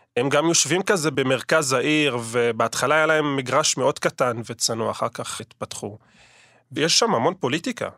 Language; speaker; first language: Hebrew; non-native, local second language; Arabic